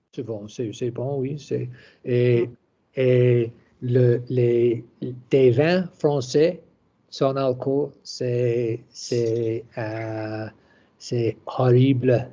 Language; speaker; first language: French; non-native, learner; English